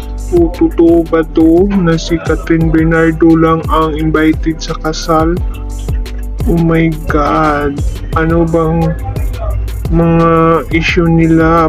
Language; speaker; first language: Filipino; native; Filipino